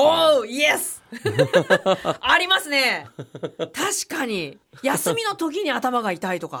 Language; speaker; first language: Japanese; native; Japanese